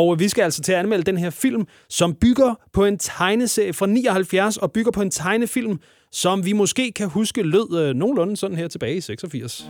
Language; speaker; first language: Danish; native; Danish